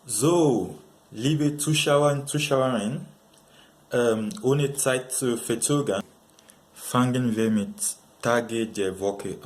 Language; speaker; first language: German; non-native, learner; Yoruba